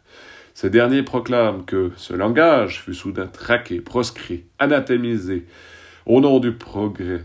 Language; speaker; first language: French; native; French